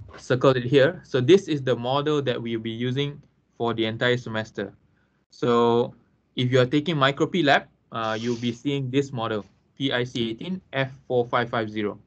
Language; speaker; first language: English; non-native, local second language; Malay